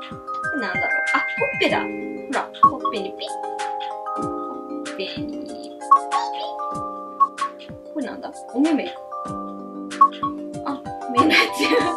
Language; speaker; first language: Japanese; native; Japanese